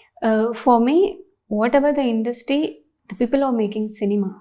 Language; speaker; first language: Telugu; non-native, learner; Tamil